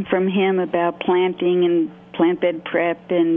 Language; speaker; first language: English; native; English